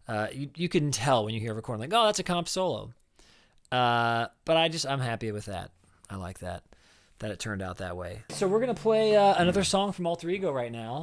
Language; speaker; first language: English; native; English